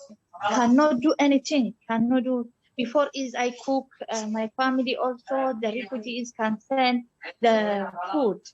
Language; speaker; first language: English; non-native, learner; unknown